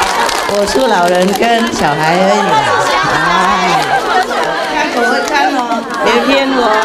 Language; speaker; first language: Chinese; non-native, fluent; Vietnamese